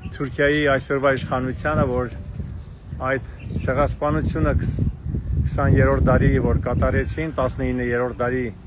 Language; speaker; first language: Armenian; native; Armenian